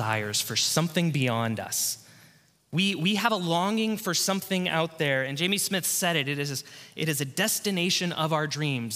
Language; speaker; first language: English; native; English